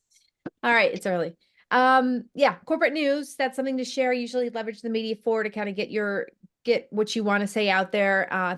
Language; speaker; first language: English; native; English